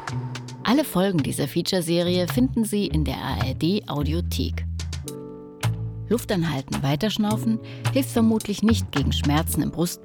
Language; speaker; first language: German; native; German